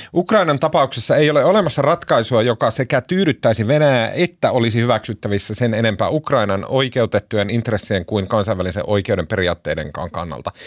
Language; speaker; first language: Finnish; native; Finnish